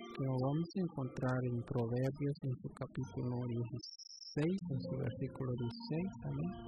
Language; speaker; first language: Spanish; native; Spanish